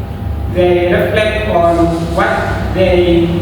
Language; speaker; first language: English; non-native, learner; Indonesian